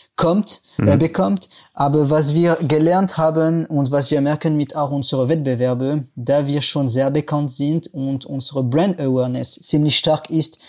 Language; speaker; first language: German; non-native, fluent; French